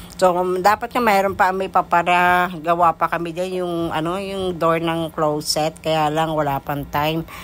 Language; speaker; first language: Filipino; non-native, local second language; Hiligaynon